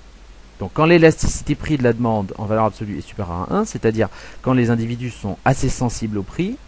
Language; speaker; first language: French; native; French